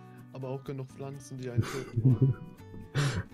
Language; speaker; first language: German; native; German